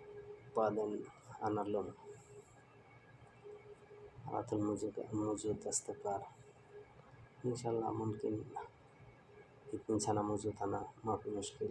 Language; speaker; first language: Arabic; non-native, learner; Bangla